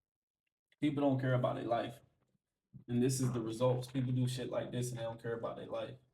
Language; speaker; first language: English; native; English